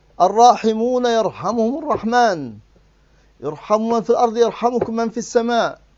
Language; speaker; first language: Arabic; native; Arabic